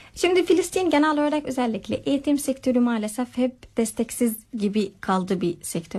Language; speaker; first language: Turkish; non-native, fluent; Arabic